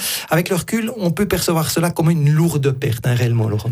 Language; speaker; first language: French; native; French